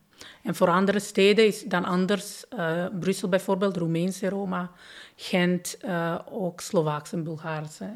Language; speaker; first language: Dutch; non-native, fluent; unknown